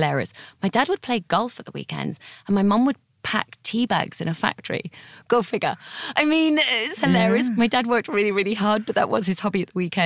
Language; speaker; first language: English; native; English